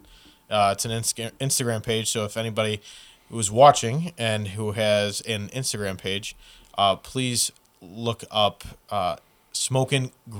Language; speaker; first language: English; native; English